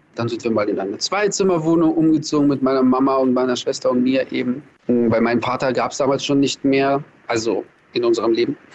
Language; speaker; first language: German; early bilingual, other home language; Russian